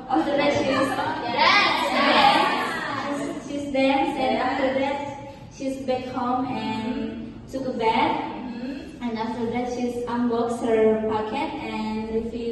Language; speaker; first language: English; non-native, learner; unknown